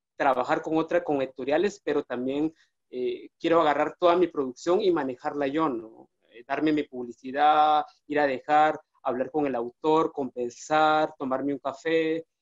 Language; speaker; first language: Spanish; native; Spanish